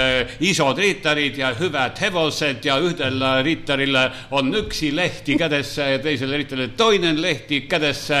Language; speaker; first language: Finnish; non-native, learner; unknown